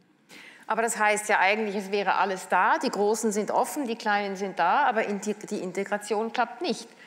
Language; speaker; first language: German; native; German